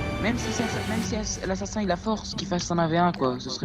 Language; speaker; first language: French; native; French